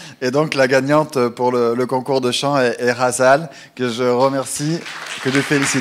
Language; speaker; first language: French; native; French